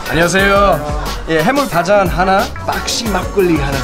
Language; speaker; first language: Korean; non-native, learner; English